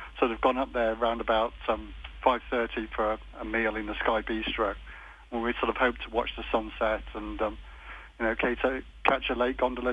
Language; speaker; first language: English; native; English